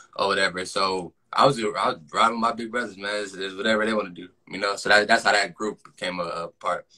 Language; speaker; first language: English; native; English